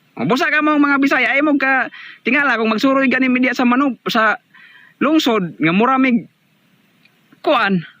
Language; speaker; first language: Cebuano; non-native, local second language; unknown